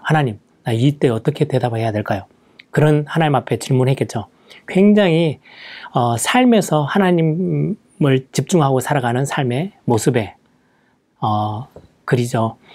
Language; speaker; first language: Korean; native; Korean